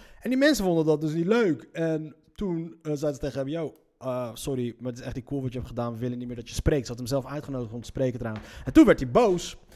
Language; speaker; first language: Dutch; early bilingual, other home language; Riffian